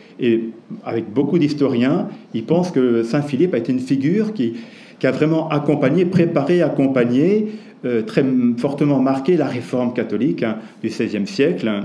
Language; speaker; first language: French; native; French